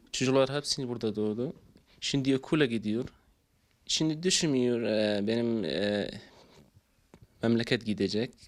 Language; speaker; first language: Turkish; non-native, learner; Arabic